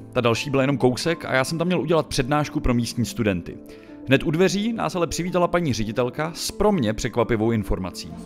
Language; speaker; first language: Czech; native; Czech